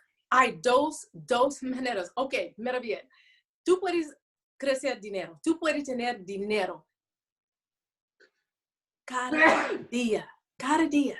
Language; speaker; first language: Spanish; non-native, learner; English